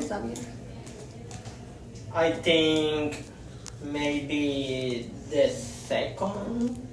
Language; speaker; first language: English; non-native, learner; Spanish